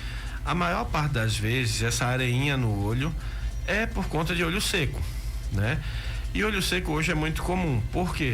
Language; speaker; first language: Portuguese; native; Portuguese